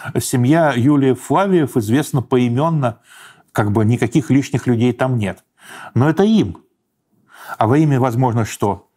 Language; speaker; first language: Russian; native; Russian